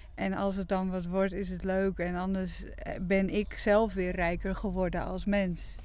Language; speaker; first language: Dutch; non-native, local second language; Western Frisian